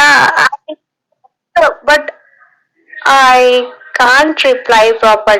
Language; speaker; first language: English; non-native, learner; Hindi